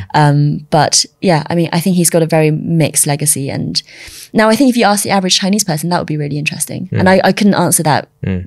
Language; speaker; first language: English; early bilingual, other home language; Chinese